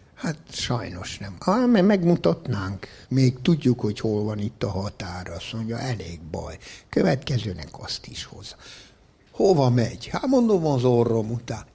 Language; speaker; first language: Hungarian; native; Hungarian